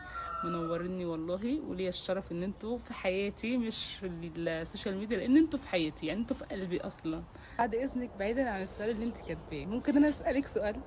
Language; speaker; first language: Arabic; native; Arabic